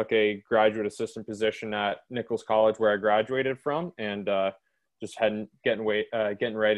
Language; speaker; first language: English; native; English